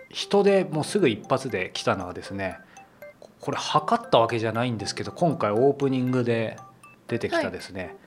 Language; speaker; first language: Japanese; native; Japanese